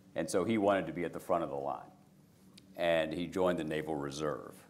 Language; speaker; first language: English; native; English